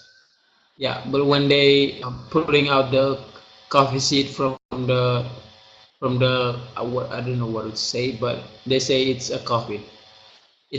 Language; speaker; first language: English; non-native, learner; Indonesian